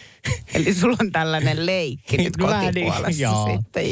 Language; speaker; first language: Finnish; native; Finnish